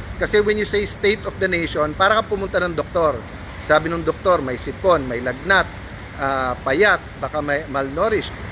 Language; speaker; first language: Filipino; native; Filipino